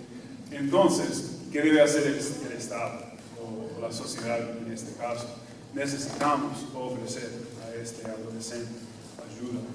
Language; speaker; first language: Spanish; non-native, fluent; English